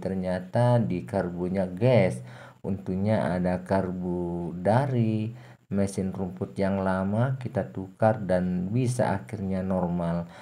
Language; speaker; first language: Indonesian; native; Indonesian